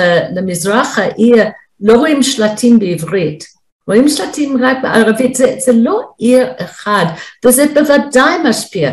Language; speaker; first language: Hebrew; non-native, fluent; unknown